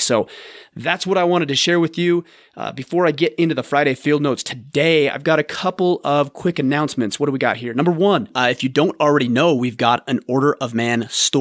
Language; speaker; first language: English; native; English